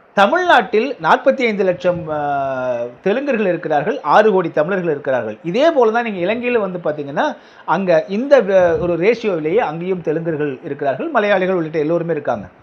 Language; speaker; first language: Tamil; native; Tamil